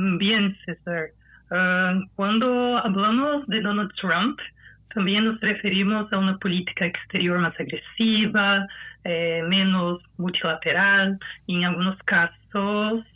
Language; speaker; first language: Spanish; non-native, fluent; Portuguese